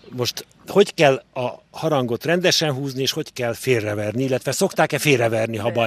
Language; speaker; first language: Hungarian; native; Hungarian